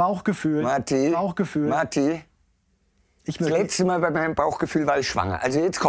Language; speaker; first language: German; native; German